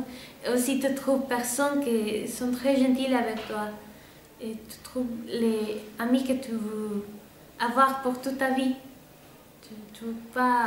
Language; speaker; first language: French; non-native, fluent; Spanish